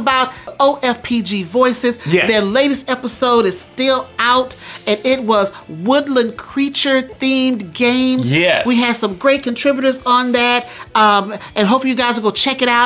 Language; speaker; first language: English; native; English